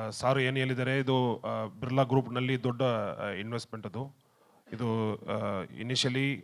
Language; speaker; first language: Kannada; non-native, learner; Tamil